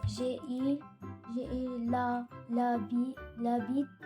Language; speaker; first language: French; non-native, learner; Arabic